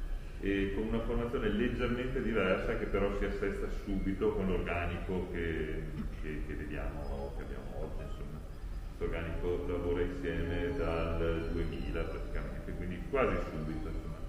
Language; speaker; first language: Italian; native; Italian